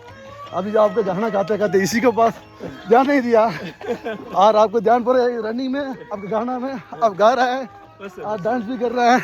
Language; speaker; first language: Hindi; non-native, local second language; Tamil